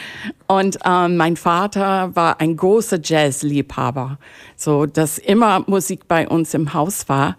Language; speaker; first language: German; non-native, fluent; English